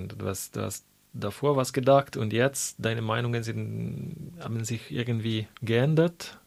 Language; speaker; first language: German; non-native, fluent; Italian